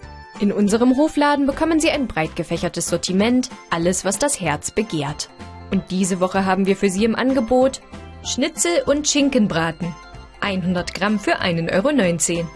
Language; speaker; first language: German; native; German